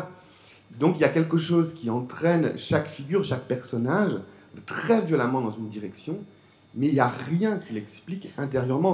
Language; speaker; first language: French; native; French